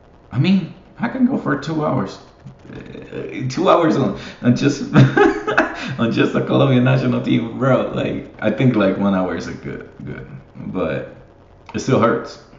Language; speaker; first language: English; non-native, fluent; Spanish